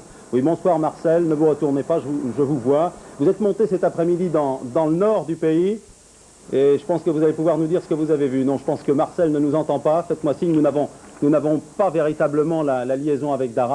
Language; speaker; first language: French; native; French